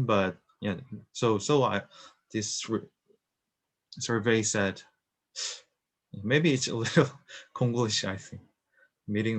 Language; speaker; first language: English; non-native, learner; Korean